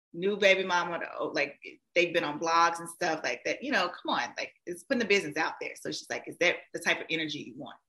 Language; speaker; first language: English; native; English